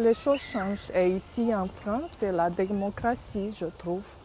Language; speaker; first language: French; non-native, fluent; Romanian